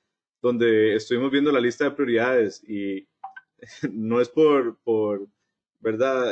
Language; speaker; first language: Spanish; native; Spanish